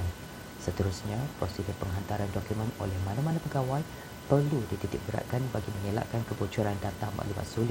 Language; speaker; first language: Malay; native; Malay